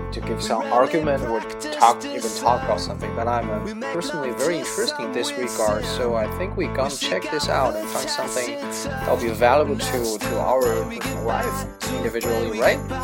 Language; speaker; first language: English; non-native, fluent; Chinese